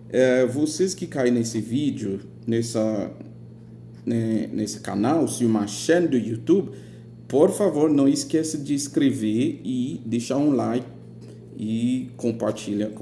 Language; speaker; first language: Portuguese; non-native, fluent; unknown